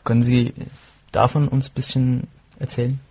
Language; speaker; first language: German; non-native, fluent; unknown